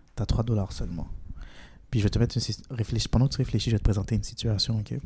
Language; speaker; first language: French; native; French